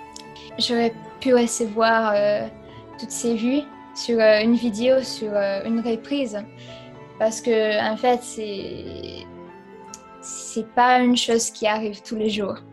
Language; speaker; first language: French; non-native, fluent; Italian